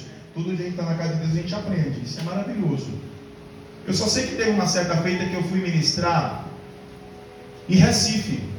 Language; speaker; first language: Portuguese; native; Portuguese